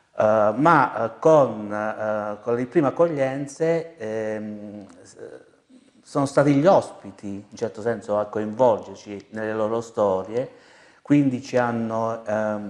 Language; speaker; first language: Italian; native; Italian